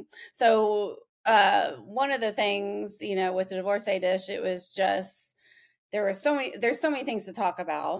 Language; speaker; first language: English; native; English